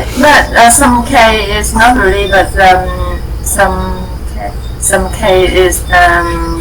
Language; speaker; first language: English; non-native, learner; Vietnamese